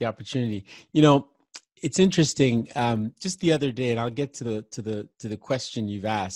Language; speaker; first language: English; non-native, local second language; Igbo